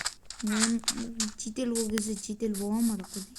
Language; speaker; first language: Kazakh; native; Kazakh